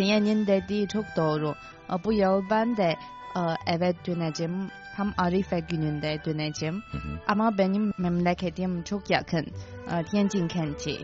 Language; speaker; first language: Turkish; non-native, fluent; Chinese